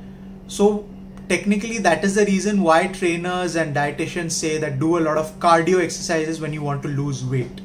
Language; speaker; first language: English; non-native, local second language; Hindi